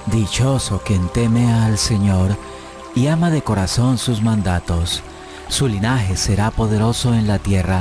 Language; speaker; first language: Spanish; native; Spanish